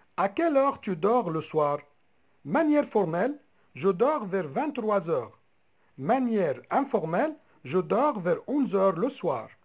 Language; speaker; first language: French; non-native, local second language; Arabic